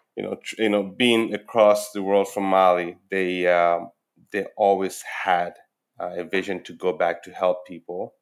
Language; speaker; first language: English; non-native, fluent; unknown